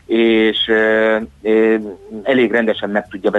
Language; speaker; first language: Hungarian; native; Hungarian